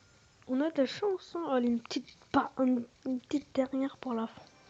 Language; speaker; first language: French; native; French